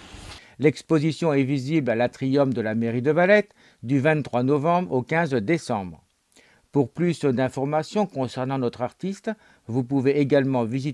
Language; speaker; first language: French; native; French